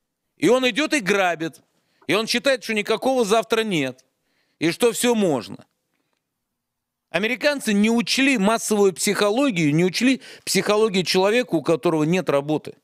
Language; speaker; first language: Russian; native; Russian